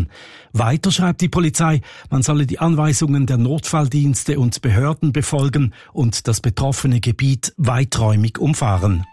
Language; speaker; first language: German; native; German